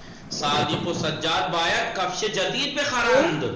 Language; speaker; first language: Persian; non-native, fluent; Urdu